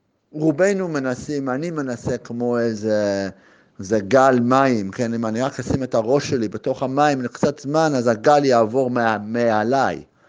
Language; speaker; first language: Hebrew; native; Hebrew